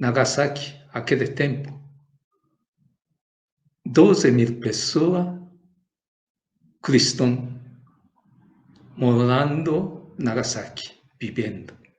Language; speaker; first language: Portuguese; non-native, learner; Japanese